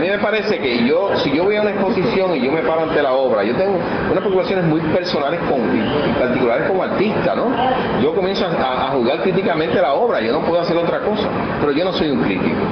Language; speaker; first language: Spanish; native; Spanish